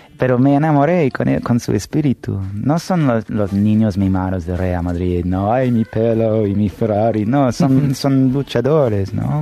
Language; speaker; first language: Spanish; non-native, fluent; English